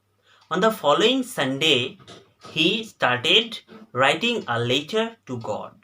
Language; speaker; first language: English; non-native, local second language; Bangla